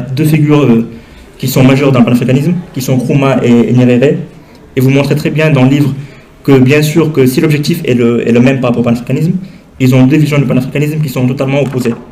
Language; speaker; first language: French; non-native, local second language; Wolof